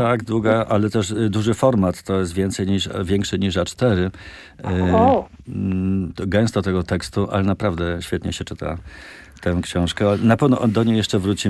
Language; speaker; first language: Polish; native; Polish